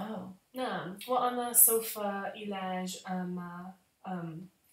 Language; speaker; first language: Arabic; non-native, learner; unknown